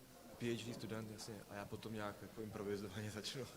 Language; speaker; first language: Czech; native; Czech